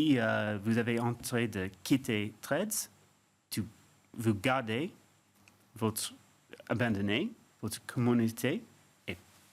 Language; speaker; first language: French; non-native, fluent; English